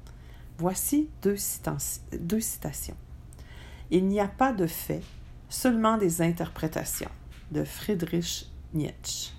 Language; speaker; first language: French; native; French